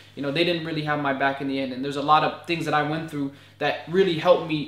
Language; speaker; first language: English; native; English